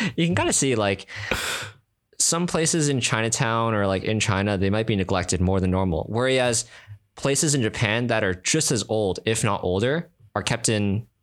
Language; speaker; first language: English; native; English